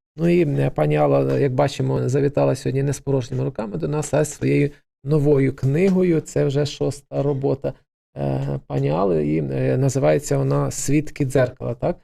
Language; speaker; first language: Ukrainian; native; Ukrainian